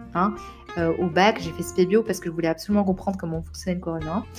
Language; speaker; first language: French; non-native, local second language; Arabic